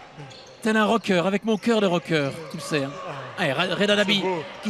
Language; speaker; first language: French; native; French